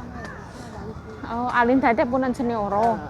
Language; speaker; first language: Chinese; non-native, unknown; Indonesian